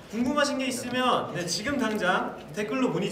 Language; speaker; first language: Korean; native; Korean